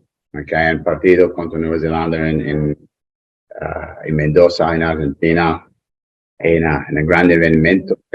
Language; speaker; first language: Spanish; non-native, learner; English